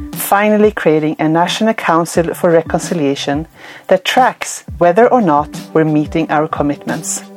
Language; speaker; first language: English; non-native, fluent; Swedish